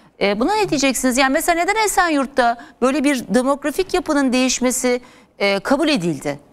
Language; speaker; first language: Turkish; native; Turkish